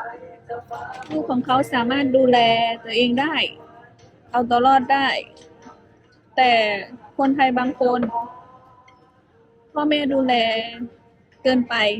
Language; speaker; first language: Thai; native; Thai